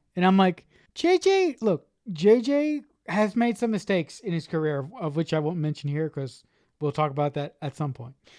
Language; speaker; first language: English; native; English